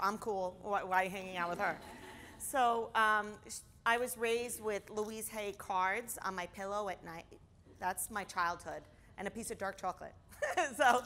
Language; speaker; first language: English; native; English